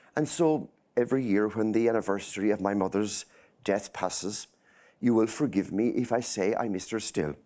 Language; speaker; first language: English; native; English